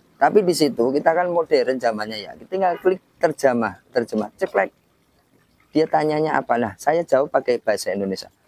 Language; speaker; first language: Indonesian; native; Indonesian